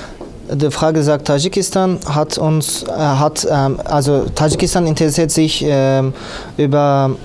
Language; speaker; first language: German; non-native, learner; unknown